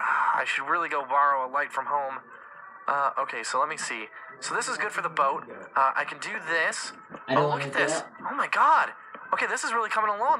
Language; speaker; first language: English; native; English